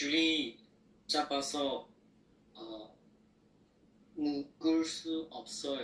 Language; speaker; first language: Korean; non-native, learner; Chinese